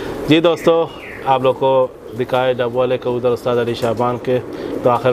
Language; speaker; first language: Urdu; native; Urdu